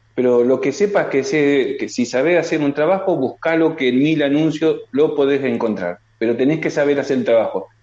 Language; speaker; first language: Spanish; native; Spanish